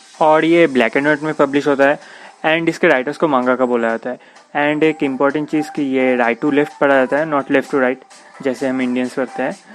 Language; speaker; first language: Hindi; non-native, local second language; Bangla